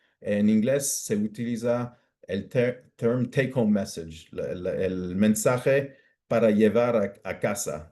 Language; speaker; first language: Spanish; non-native, fluent; English